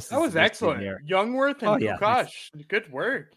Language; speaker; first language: English; native; English